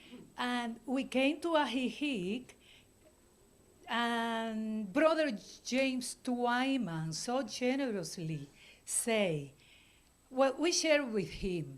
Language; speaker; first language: English; non-native, fluent; Spanish